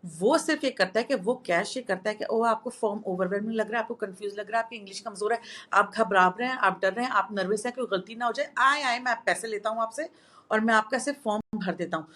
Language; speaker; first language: Urdu; native; Urdu